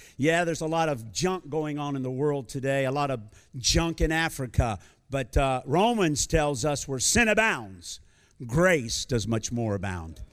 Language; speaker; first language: English; native; English